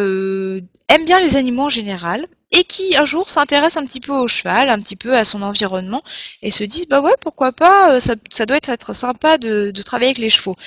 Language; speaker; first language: French; native; French